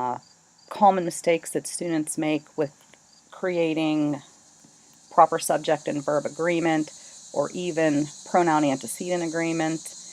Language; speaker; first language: English; native; English